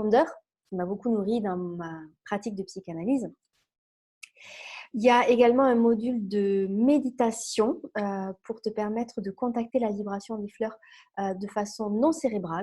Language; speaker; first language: French; native; French